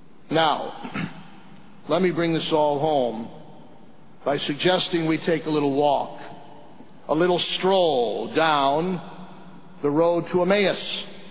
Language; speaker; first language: English; native; English